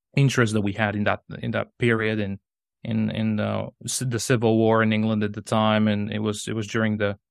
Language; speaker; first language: English; non-native, fluent; Bulgarian